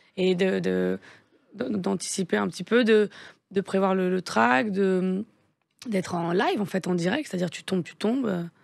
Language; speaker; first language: French; native; French